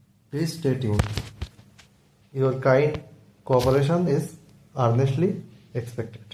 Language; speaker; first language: English; non-native, local second language; Bangla